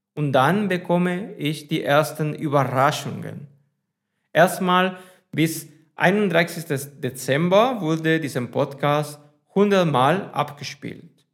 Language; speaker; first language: German; non-native, fluent; Spanish